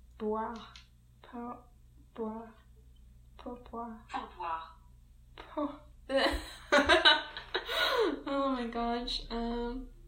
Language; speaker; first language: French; non-native, learner; English